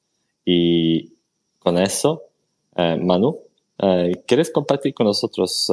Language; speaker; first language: Spanish; non-native, fluent; Swedish